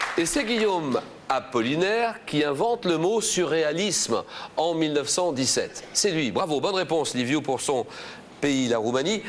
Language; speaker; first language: French; native; French